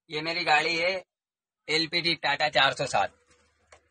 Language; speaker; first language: Hindi; native; Hindi